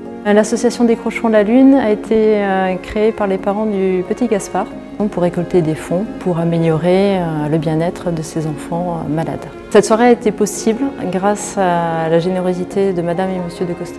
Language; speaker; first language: French; native; French